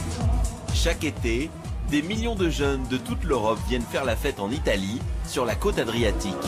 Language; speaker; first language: French; native; French